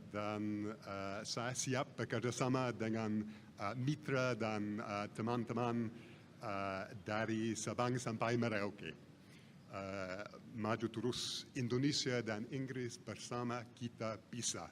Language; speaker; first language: Indonesian; non-native, fluent; English